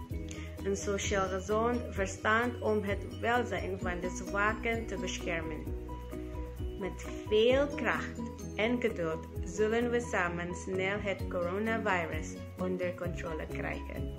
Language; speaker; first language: Dutch; non-native, fluent; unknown